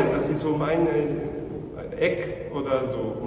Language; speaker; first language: German; non-native, fluent; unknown